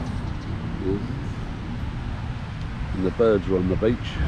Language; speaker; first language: English; native; English